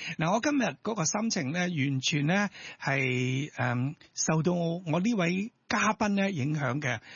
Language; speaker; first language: Cantonese; native; Cantonese